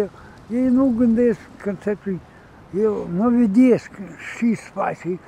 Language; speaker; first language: Romanian; non-native, local second language; Gagauz